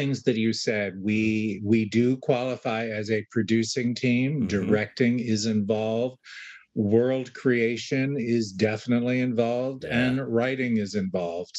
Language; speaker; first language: English; native; English